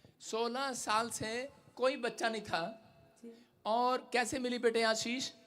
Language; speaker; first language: Hindi; non-native, local second language; Punjabi